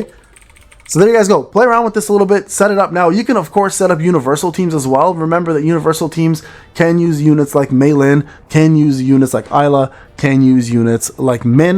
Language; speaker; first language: English; native; English